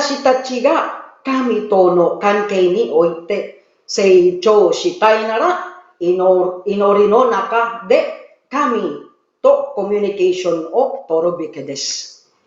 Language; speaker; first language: Japanese; non-native, learner; Filipino